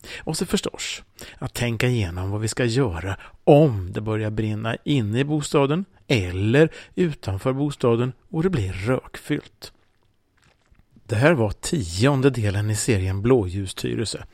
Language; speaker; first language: Swedish; native; Swedish